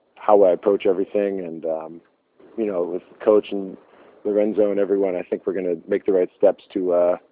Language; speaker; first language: English; native; English